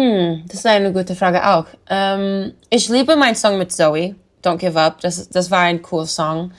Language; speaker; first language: German; non-native, learner; English